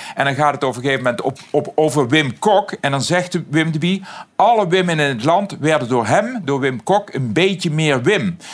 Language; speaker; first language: Dutch; native; Dutch